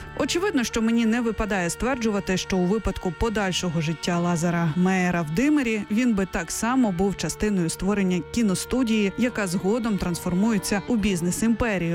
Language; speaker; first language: Ukrainian; native; Ukrainian